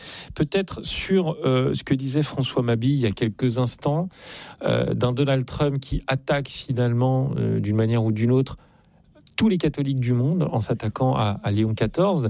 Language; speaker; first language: French; native; French